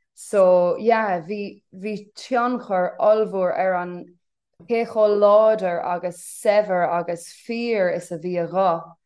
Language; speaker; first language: Irish; non-native, local second language; English